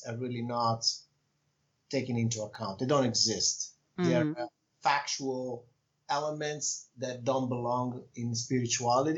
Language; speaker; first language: English; non-native, fluent; Italian